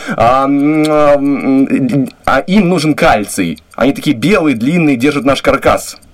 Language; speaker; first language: Russian; native; Russian